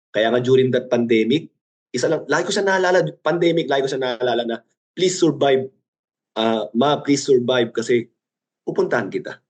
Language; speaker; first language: Filipino; early bilingual, other home language; Korean